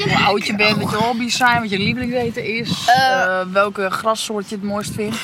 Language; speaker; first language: Dutch; native; Dutch